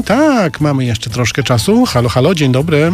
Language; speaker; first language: Polish; native; Polish